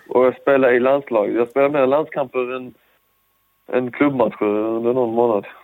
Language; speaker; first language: Swedish; early bilingual, other home language; Persian